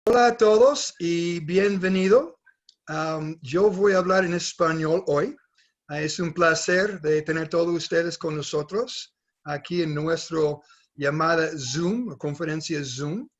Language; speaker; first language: Spanish; non-native, fluent; English